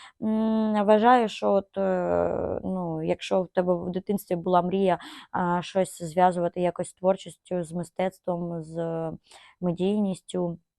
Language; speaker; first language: Ukrainian; non-native, local second language; Russian